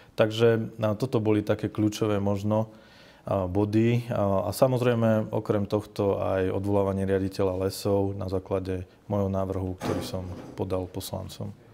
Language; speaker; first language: Slovak; native; Slovak